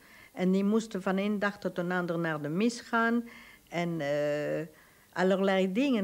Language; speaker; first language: Dutch; non-native, local second language; French